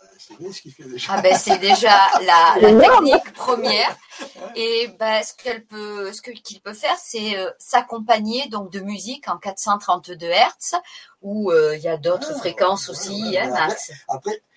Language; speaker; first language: French; native; French